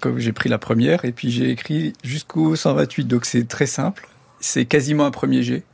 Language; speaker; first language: French; non-native, local second language; German